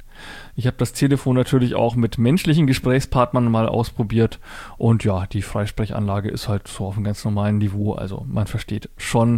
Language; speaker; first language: German; native; German